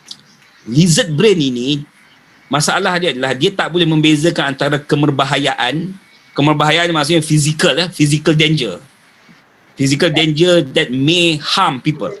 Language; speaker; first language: Malay; native; Malay